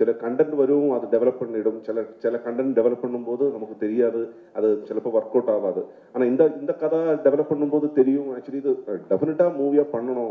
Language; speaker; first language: Tamil; non-native, learner; Malayalam